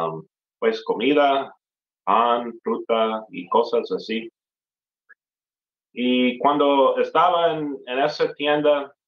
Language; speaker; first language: Spanish; non-native, fluent; English